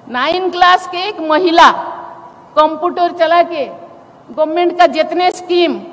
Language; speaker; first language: Hindi; non-native, local second language; Santali